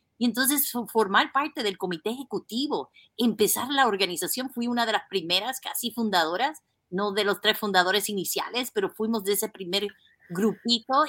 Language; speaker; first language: Spanish; native; Spanish